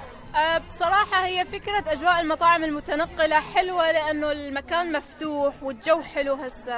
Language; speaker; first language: Arabic; native; Arabic